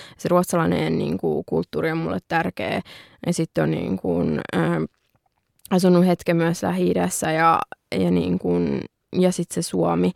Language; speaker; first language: Finnish; early bilingual, other home language; Arabic